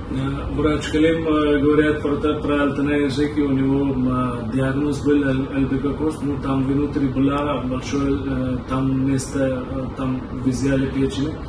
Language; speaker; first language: Russian; non-native, learner; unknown